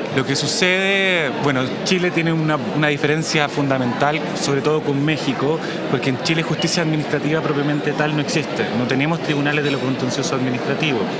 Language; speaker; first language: Spanish; native; Spanish